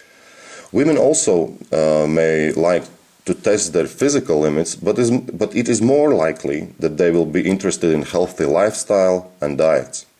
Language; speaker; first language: English; non-native, fluent; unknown